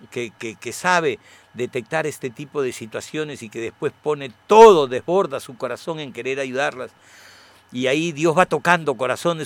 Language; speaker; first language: Spanish; native; Spanish